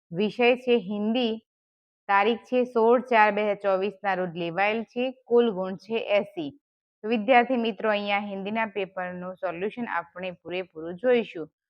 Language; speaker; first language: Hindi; non-native, local second language; Gujarati